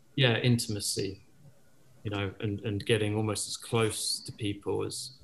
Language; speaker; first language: English; native; English